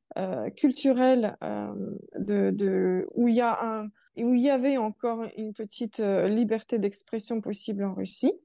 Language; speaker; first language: French; early bilingual, other home language; Russian